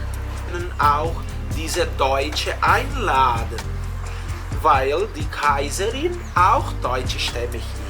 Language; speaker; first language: German; non-native, fluent; Portuguese